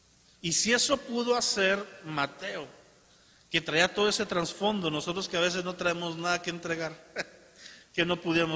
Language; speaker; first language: Spanish; native; Spanish